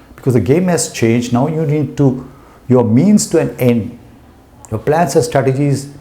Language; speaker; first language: English; non-native, local second language; Sinhala